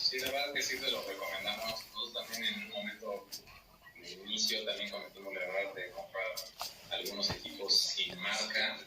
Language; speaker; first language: Spanish; native; Spanish